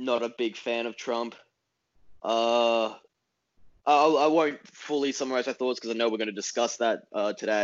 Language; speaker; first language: English; native; English